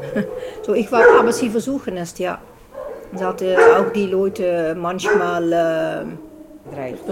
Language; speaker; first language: German; non-native, learner; Dutch